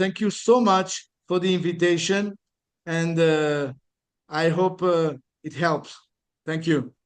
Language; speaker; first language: English; non-native, fluent; French